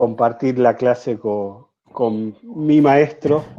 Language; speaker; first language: Spanish; native; Spanish